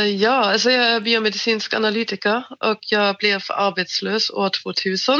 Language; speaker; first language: Swedish; non-native, fluent; German